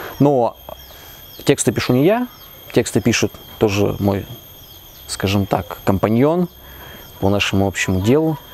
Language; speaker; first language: Russian; native; Russian